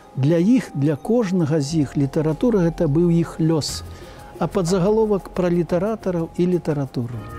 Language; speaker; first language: Belarusian; native; Belarusian